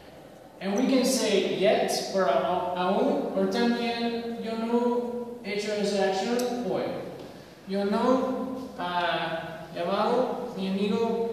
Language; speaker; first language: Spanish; non-native, learner; English